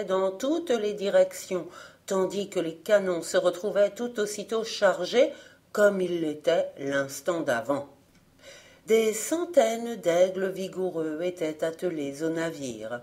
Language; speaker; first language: French; native; French